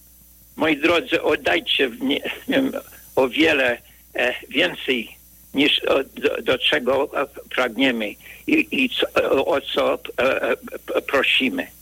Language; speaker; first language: Polish; early bilingual, heritage; Polish